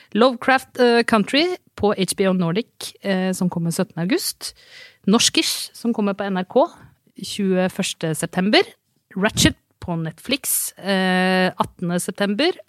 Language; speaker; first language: Norwegian; native; Norwegian